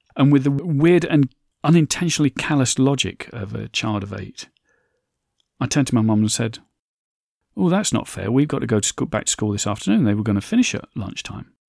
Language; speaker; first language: English; native; English